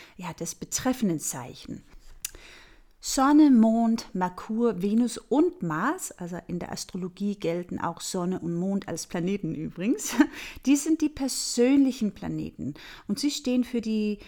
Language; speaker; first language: German; non-native, fluent; Danish